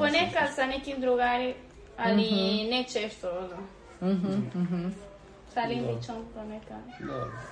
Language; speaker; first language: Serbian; early bilingual, heritage; Spanish